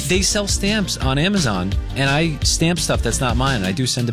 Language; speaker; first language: English; native; English